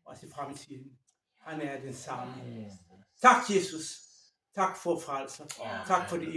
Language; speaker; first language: Danish; non-native, fluent; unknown